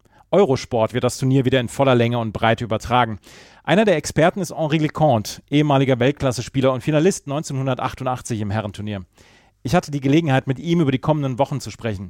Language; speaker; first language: German; native; German